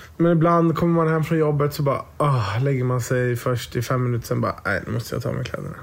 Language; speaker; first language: Swedish; early bilingual, other home language; Croatian